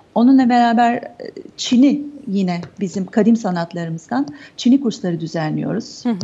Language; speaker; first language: Turkish; native; Turkish